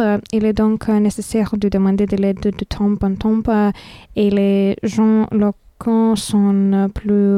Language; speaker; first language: French; non-native, fluent; Lithuanian